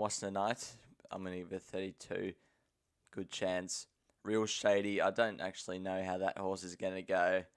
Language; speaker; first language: English; native; English